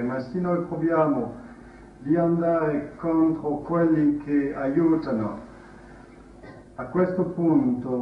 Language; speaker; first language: Italian; non-native, fluent; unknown